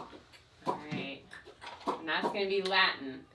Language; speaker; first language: English; native; English